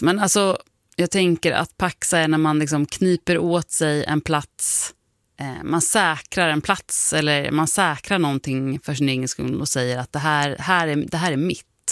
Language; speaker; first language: Swedish; native; Swedish